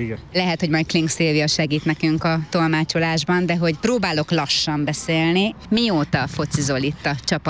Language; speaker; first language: Hungarian; native; Hungarian